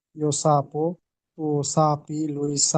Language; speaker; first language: Italian; non-native, learner; Bangla